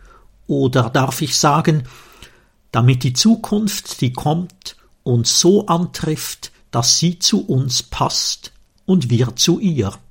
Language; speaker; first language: German; native; German